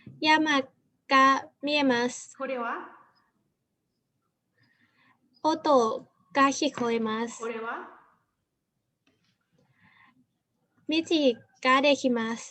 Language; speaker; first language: Japanese; non-native, learner; Thai